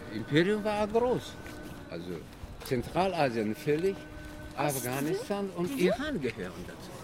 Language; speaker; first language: German; non-native, learner; Tajik